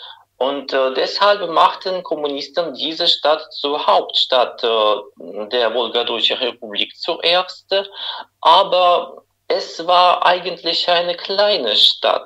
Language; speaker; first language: German; non-native, fluent; Russian